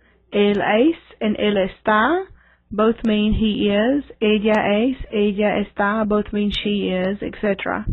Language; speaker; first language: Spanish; non-native, fluent; English